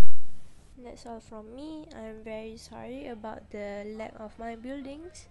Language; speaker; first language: English; non-native, local second language; Malay